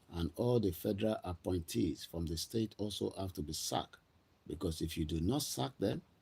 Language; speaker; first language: English; non-native, local second language; Yoruba